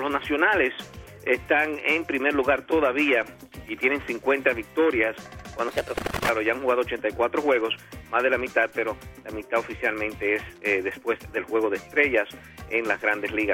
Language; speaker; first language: Spanish; native; Spanish